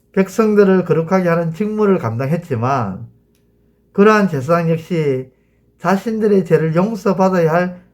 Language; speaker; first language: Korean; native; Korean